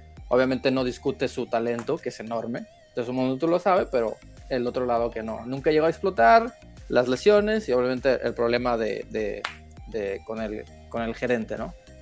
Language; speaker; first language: Spanish; early bilingual, heritage; Spanish